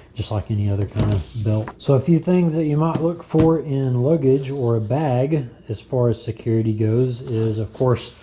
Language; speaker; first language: English; native; English